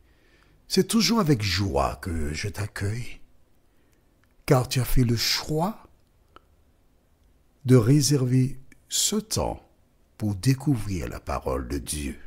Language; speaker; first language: French; native; French